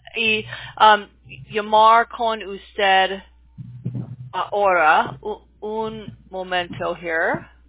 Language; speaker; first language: Spanish; non-native, learner; English